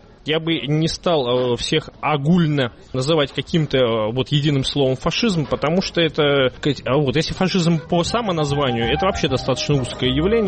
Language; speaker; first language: Russian; native; Russian